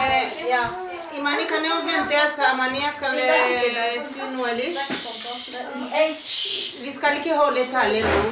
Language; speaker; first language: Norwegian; non-native, learner; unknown